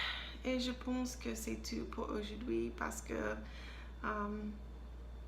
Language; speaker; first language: French; non-native, learner; English